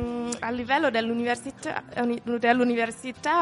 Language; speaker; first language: Italian; non-native, fluent; German